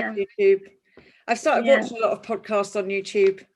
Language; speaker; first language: English; native; English